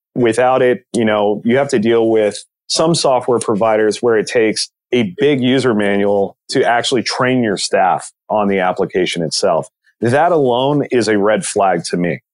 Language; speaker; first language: English; native; English